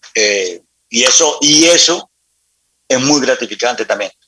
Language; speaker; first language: Spanish; native; Spanish